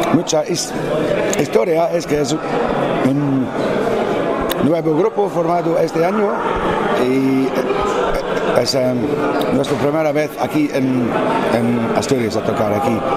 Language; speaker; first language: Spanish; non-native, fluent; English